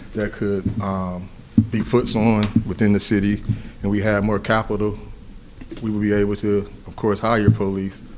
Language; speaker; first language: English; native; English